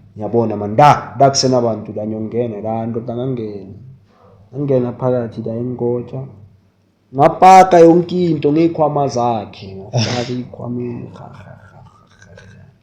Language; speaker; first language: Zulu; native; Zulu